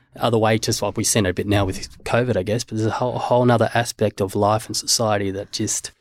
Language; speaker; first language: English; native; English